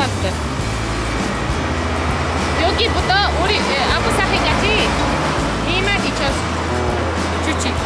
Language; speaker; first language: Korean; non-native, fluent; Uzbek